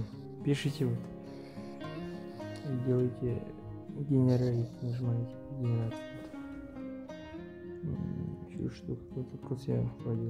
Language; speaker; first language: Russian; non-native, local second language; Kazakh